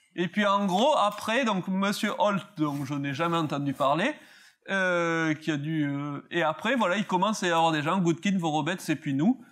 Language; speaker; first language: French; native; French